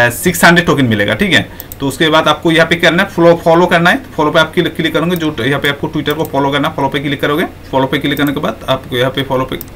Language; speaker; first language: Hindi; native; Hindi